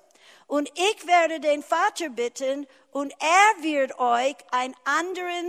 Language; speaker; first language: German; non-native, fluent; English